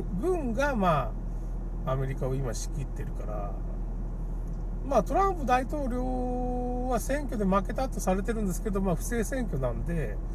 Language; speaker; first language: Japanese; native; Japanese